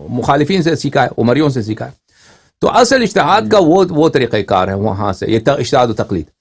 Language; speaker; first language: Urdu; native; Urdu